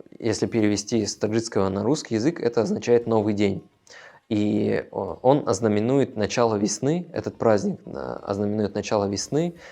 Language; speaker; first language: Russian; non-native, local second language; Tajik